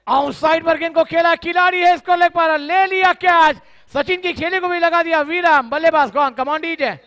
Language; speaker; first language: Hindi; non-native, local second language; Marathi